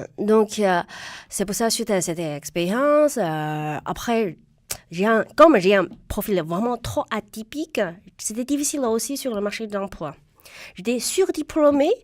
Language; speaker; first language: French; non-native, fluent; Chinese